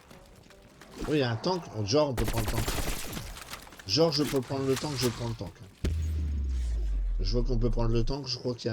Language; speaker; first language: French; native; French